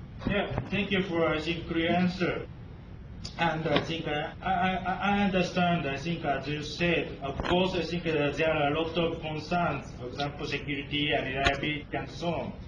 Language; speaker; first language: English; non-native, fluent; Japanese